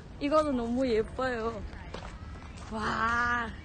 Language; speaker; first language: Korean; non-native, learner; Thai